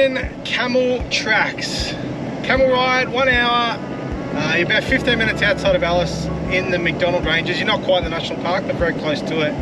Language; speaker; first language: English; native; English